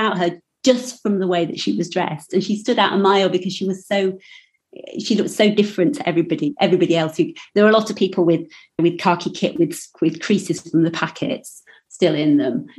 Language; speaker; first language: English; native; English